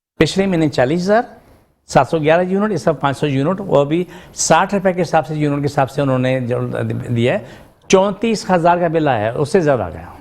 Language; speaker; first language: Urdu; non-native, local second language; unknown